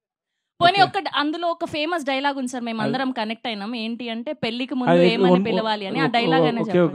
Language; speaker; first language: Telugu; native; Telugu